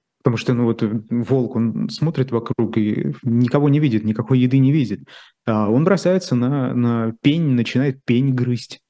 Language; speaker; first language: Russian; native; Russian